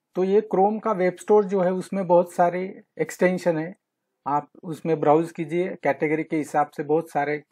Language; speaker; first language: Hindi; non-native, local second language; Marathi